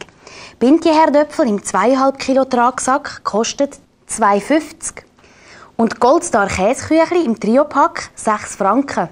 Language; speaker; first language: German; native; German